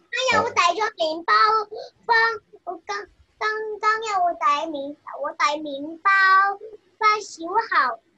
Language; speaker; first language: Cantonese; early bilingual, other home language; Chinese